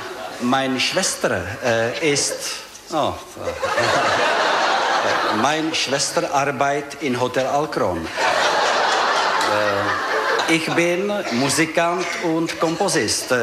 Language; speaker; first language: German; non-native, learner; Czech